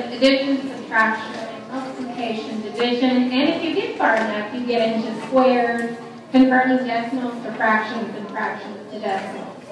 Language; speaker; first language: English; native; English